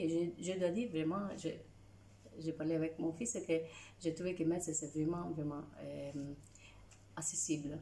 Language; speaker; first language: French; non-native, fluent; Italian